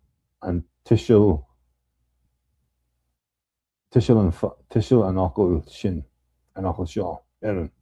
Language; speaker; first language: Irish; non-native, learner; English